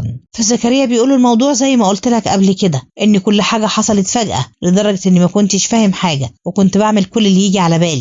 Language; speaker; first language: Arabic; native; Arabic